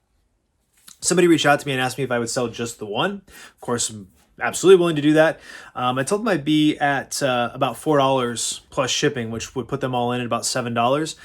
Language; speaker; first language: English; native; English